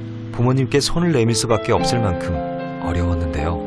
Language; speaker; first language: Korean; native; Korean